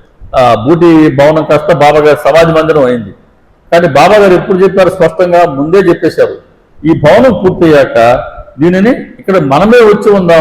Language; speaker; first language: Telugu; native; Telugu